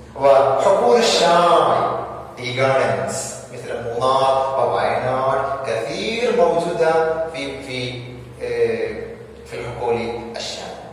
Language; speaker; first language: Arabic; non-native, fluent; Malayalam